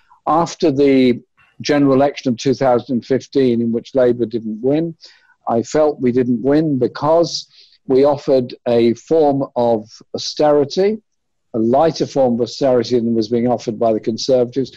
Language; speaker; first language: English; native; English